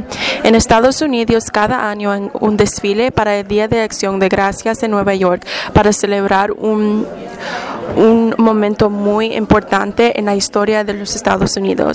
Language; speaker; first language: Spanish; non-native, fluent; English